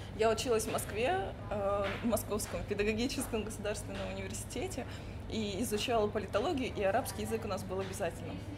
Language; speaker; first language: Russian; native; Russian